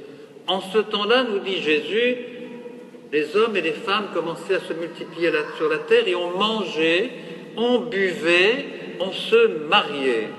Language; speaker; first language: French; native; French